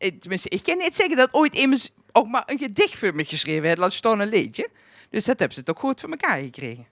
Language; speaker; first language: Dutch; non-native, local second language; Limburgish